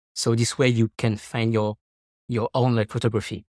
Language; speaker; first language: English; non-native, fluent; French